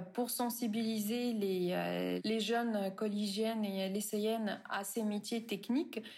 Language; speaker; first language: French; non-native, local second language; Arabic